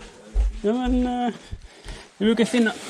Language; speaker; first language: Swedish; native; Swedish